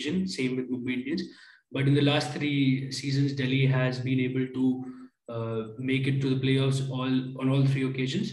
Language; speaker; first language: English; non-native, local second language; Hindi